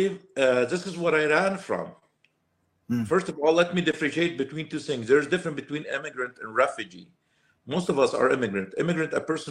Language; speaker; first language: English; non-native, fluent; Arabic